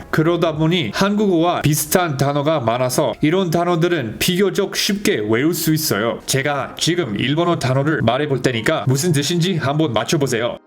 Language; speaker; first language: Korean; non-native, fluent; English